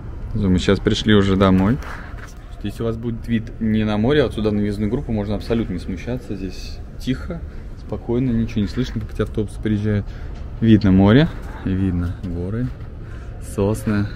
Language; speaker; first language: Russian; native; Russian